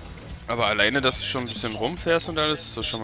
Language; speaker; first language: German; native; German